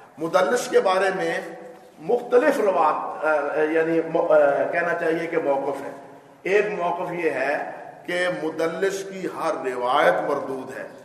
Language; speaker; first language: Urdu; native; Urdu